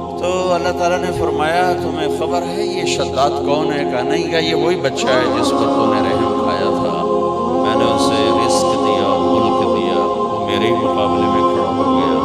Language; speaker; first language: Urdu; non-native, local second language; Punjabi